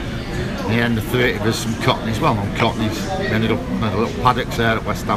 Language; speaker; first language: English; native; English